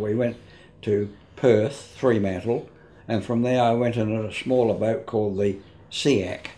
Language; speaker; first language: English; native; English